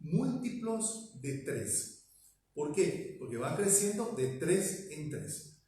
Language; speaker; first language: Spanish; native; Spanish